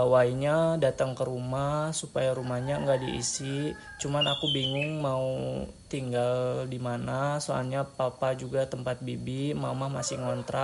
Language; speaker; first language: Indonesian; native; Indonesian